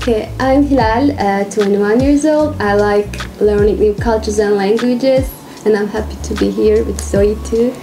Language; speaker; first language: English; non-native, fluent; Turkish